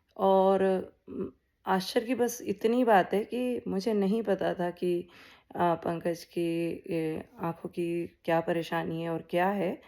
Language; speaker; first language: Hindi; native; Hindi